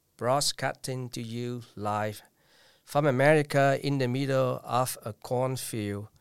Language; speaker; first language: English; non-native, fluent; Vietnamese